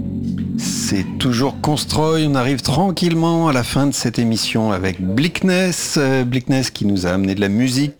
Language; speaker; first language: French; native; French